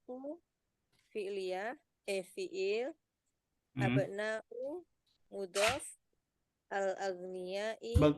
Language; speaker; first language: Arabic; non-native, learner; Indonesian